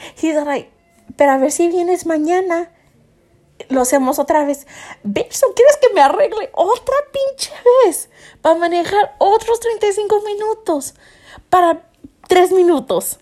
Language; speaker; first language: Spanish; early bilingual, heritage; Spanish